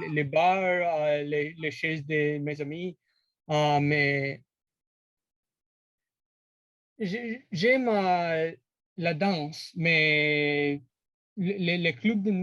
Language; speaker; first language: French; non-native, learner; English